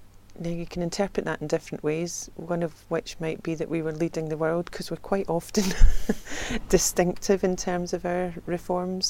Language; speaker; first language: English; native; English